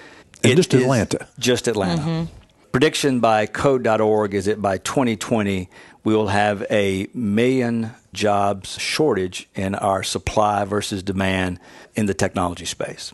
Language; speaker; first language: English; native; English